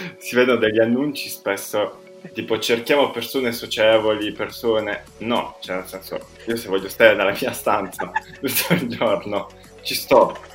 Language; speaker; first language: Italian; native; Italian